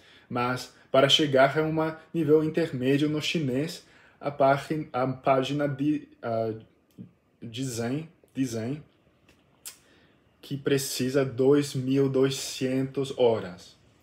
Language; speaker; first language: Portuguese; non-native, learner; English